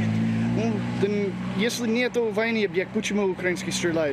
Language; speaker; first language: Russian; non-native, learner; English